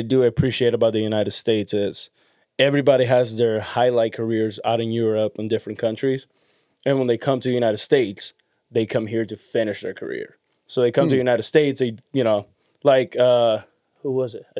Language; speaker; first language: English; non-native, fluent; Spanish